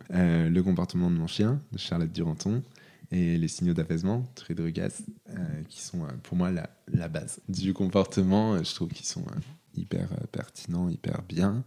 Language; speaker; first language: French; native; French